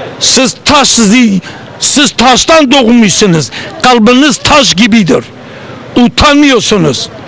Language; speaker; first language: Turkish; non-native, local second language; Kurdish